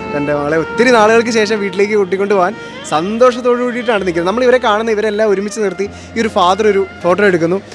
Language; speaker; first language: Malayalam; native; Malayalam